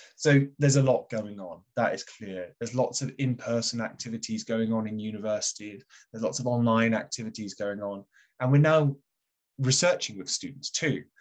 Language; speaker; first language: English; native; English